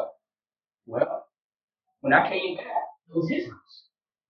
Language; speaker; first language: English; native; English